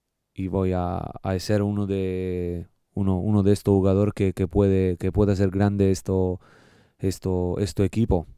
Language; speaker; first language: Spanish; non-native, learner; Italian